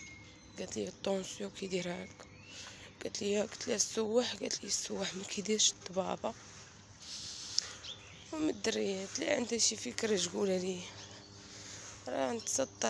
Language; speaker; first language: Arabic; native; Arabic